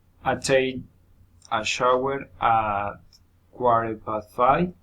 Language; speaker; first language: English; non-native, learner; Spanish